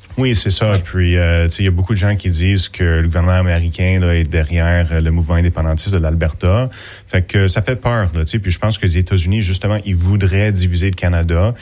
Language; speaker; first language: French; native; French